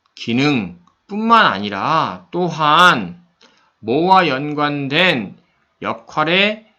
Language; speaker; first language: Korean; native; Korean